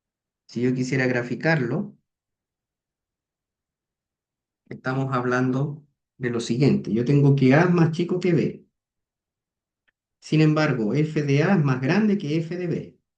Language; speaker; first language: Spanish; native; Spanish